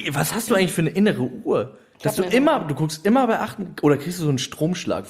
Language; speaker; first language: German; native; German